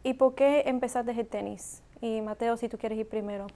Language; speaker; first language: Spanish; non-native, learner; English